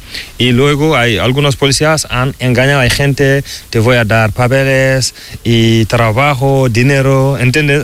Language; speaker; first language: Spanish; non-native, learner; Fula